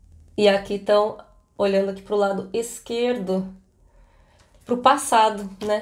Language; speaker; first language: Portuguese; native; Portuguese